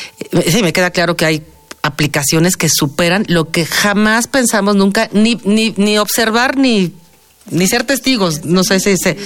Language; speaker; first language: Spanish; native; Spanish